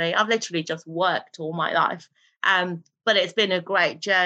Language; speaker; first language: English; non-native, local second language; Urdu